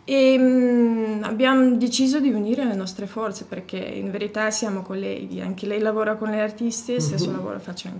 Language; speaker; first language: Italian; non-native, fluent; Latvian